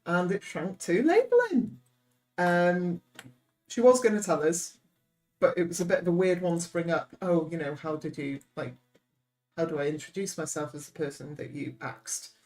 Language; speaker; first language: English; native; English